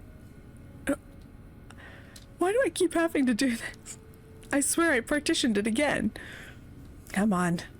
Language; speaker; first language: English; native; English